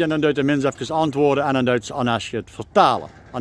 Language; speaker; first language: Dutch; native; Dutch